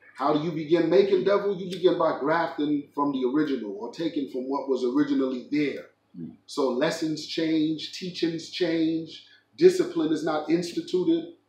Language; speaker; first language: English; native; English